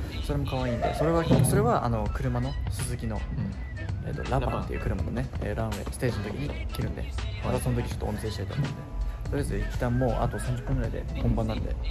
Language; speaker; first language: Japanese; native; Japanese